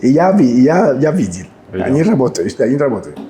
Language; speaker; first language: Russian; non-native, learner; Spanish